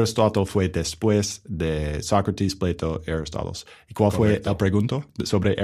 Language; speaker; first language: Spanish; non-native, learner; English